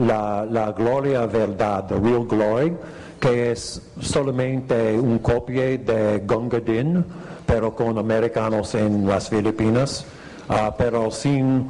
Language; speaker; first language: Spanish; non-native, fluent; English